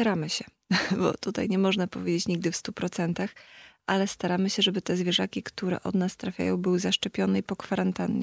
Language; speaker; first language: Polish; native; Polish